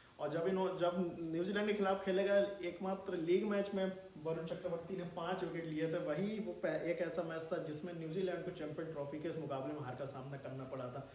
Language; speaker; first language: Hindi; native; Hindi